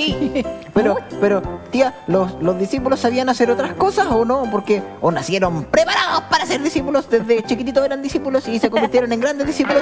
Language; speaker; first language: Spanish; native; Spanish